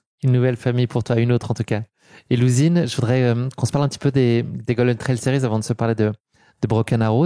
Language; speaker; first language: French; native; French